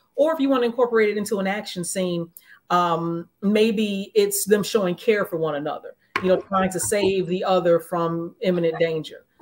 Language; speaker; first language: English; native; English